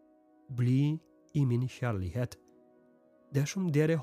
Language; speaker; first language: Norwegian; non-native, fluent; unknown